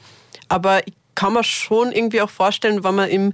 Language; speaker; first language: German; native; German